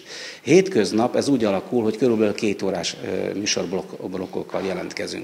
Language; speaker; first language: Hungarian; native; Hungarian